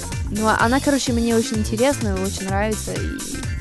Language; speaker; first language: Russian; non-native, fluent; English